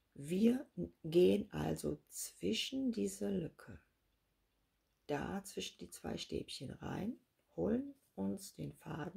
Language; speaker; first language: German; native; German